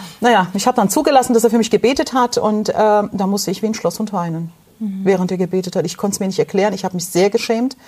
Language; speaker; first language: German; non-native, fluent; Turkish